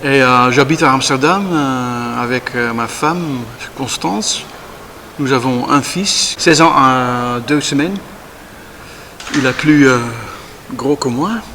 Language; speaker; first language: French; non-native, learner; Dutch